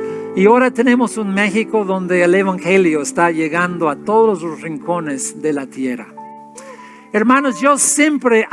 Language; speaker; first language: Spanish; non-native, fluent; English